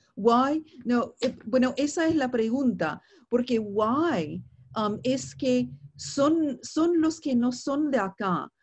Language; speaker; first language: Spanish; non-native, fluent; English